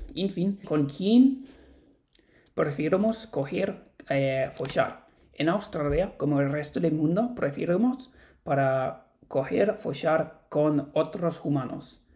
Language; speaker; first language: Spanish; non-native, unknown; English